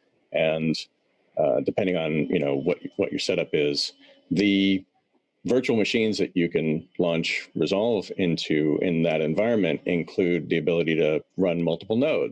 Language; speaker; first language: English; native; English